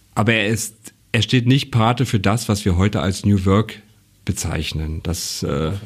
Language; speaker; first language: German; native; German